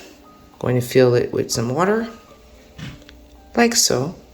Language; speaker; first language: English; native; English